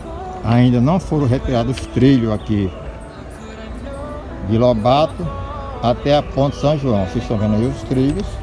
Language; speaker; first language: Portuguese; native; Portuguese